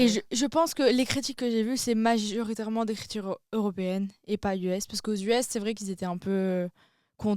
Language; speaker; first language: French; native; French